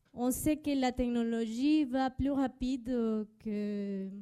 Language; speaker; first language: French; non-native, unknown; Spanish